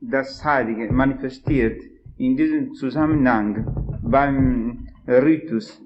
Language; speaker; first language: German; non-native, fluent; Italian